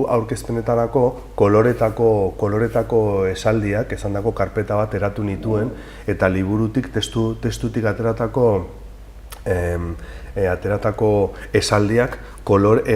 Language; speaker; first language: Basque; non-native, local second language; Spanish